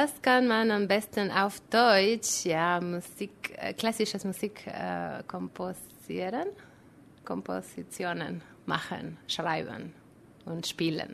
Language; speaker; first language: German; non-native, fluent; Spanish